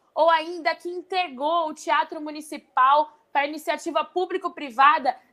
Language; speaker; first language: Portuguese; native; Portuguese